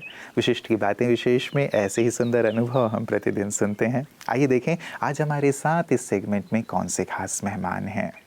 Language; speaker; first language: Hindi; native; Hindi